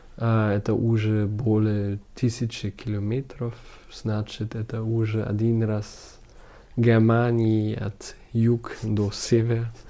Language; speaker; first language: Russian; non-native, learner; German